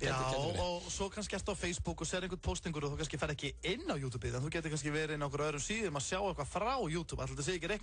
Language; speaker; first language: Icelandic; native; Icelandic